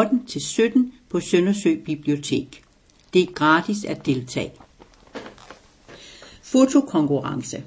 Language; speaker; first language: Danish; native; Danish